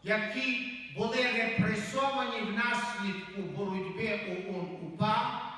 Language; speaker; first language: Ukrainian; native; Ukrainian